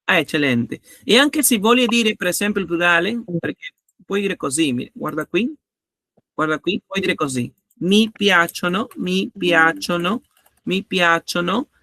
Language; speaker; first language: Italian; non-native, learner; Spanish